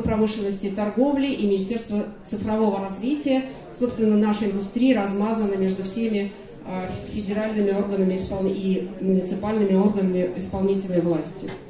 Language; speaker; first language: Russian; native; Russian